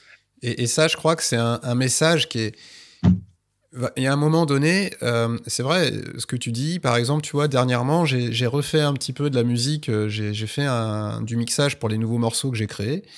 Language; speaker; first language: French; native; French